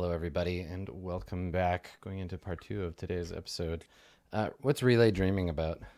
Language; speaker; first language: English; native; English